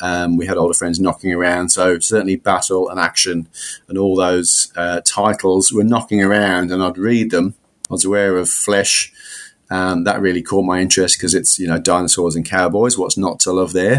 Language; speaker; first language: English; native; English